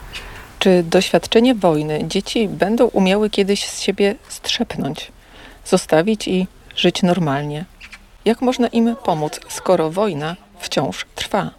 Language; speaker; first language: Polish; native; Polish